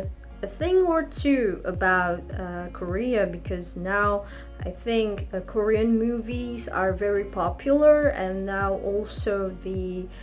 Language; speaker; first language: English; non-native, fluent; Indonesian